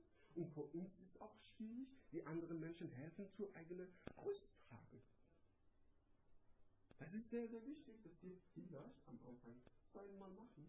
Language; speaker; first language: German; non-native, learner; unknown